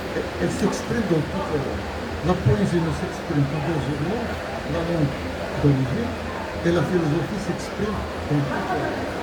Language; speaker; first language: French; non-native, local second language; Arabic